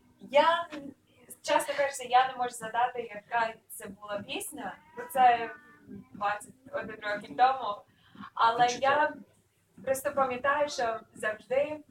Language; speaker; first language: Ukrainian; early bilingual, other home language; English